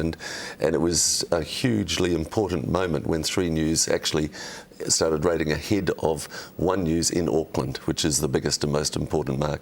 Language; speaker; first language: English; native; English